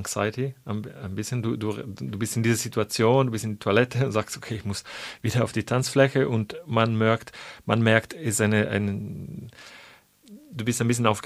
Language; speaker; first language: German; non-native, fluent; Italian